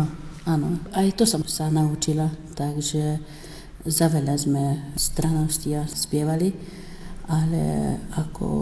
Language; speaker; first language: Slovak; early bilingual, heritage; Slovak